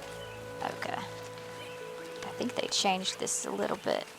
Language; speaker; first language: English; native; English